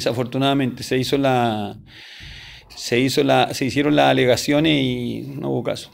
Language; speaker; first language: Spanish; native; Spanish